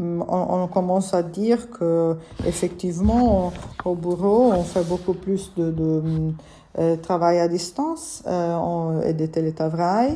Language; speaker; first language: French; non-native, fluent; Italian